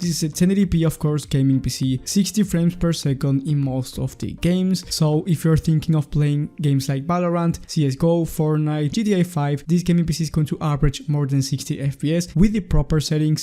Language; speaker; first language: English; non-native, fluent; Spanish